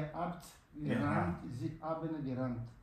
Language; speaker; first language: German; non-native, learner; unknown